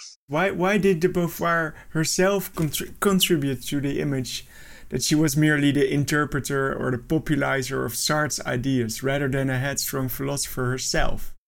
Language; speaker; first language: English; non-native, fluent; Dutch